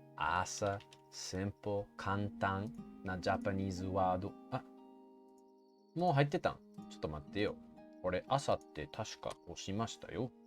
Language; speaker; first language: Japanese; non-native, fluent; English